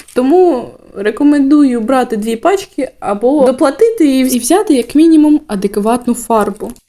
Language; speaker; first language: Ukrainian; native; Ukrainian